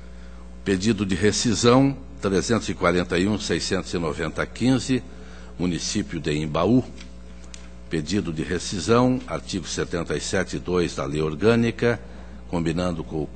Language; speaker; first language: Portuguese; native; Portuguese